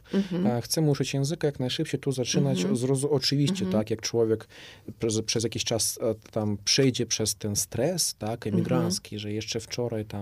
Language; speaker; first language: Polish; non-native, fluent; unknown